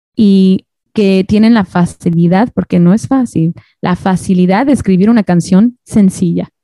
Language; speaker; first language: Spanish; native; Spanish